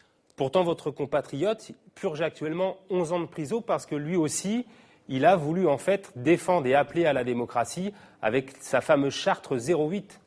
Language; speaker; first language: French; native; French